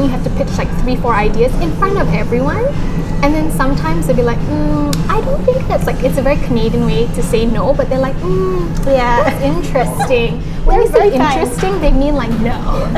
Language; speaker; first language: English; non-native, local second language; Malay